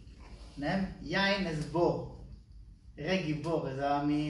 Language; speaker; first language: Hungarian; non-native, learner; Hebrew